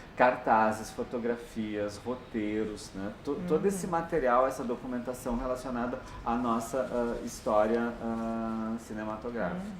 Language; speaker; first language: Portuguese; native; Portuguese